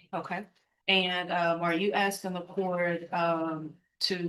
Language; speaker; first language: English; native; English